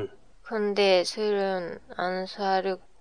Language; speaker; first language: Korean; non-native, learner; Japanese